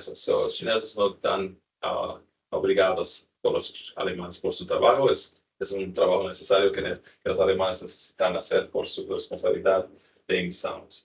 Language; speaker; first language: Spanish; non-native, learner; English